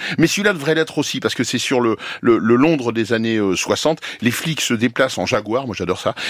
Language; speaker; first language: French; native; French